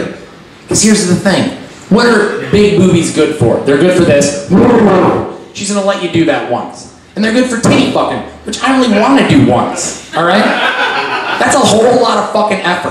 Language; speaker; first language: English; native; English